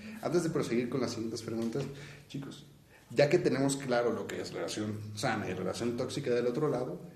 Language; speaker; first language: Spanish; native; Spanish